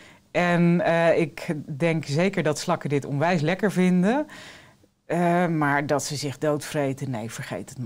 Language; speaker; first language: Dutch; native; Dutch